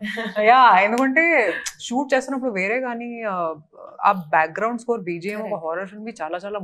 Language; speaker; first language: Telugu; non-native, fluent; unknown